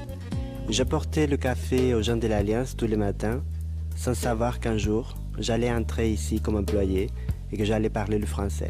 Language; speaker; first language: French; non-native, fluent; Spanish